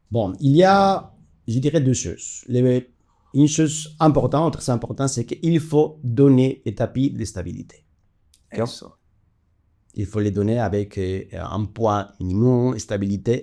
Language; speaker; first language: French; non-native, fluent; Spanish